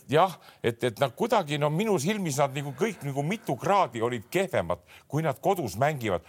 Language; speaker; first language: Estonian; native; Estonian